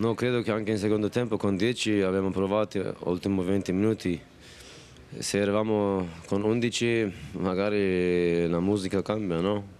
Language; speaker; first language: Italian; non-native, fluent; Turkish